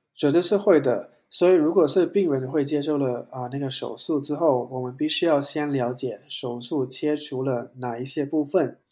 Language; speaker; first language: Chinese; non-native, local second language; Cantonese